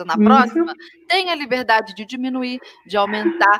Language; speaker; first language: Portuguese; native; Portuguese